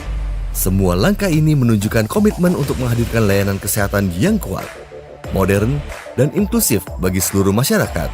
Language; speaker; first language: Indonesian; native; Indonesian